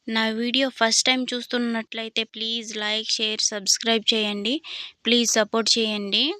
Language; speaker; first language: Telugu; non-native, local second language; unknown